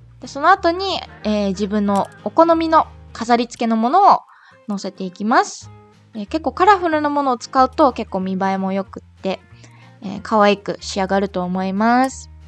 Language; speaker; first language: Japanese; native; Japanese